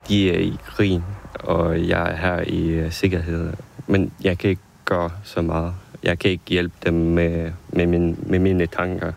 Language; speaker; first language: Danish; non-native, fluent; Ukrainian